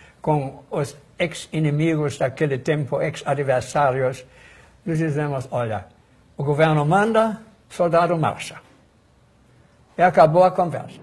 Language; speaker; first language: Portuguese; non-native, fluent; German